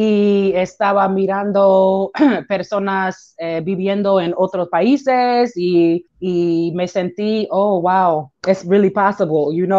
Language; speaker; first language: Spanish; non-native, learner; English